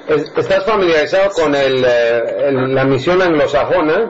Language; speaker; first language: Spanish; native; Spanish